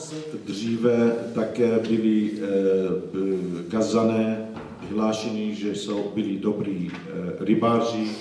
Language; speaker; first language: Czech; non-native, fluent; Arabic